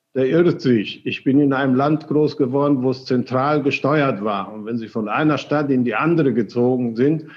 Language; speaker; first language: German; early bilingual, other home language; Spanish